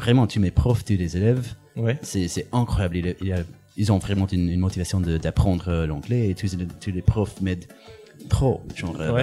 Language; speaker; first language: French; non-native, fluent; English